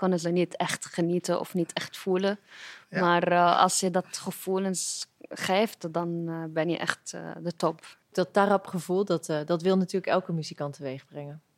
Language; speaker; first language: Dutch; non-native, fluent; Arabic